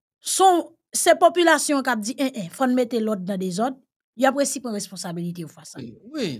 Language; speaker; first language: French; non-native, local second language; Haitian Creole